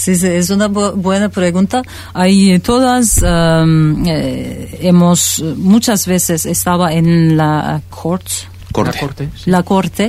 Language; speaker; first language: Spanish; non-native, fluent; Turkish